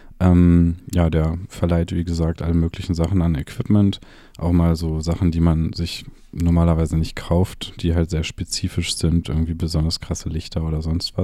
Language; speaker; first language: German; native; German